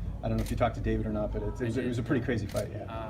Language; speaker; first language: English; native; English